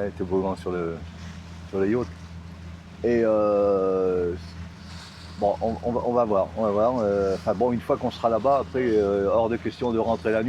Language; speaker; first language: French; native; French